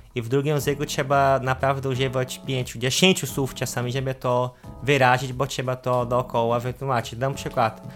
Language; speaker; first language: Polish; non-native, fluent; Portuguese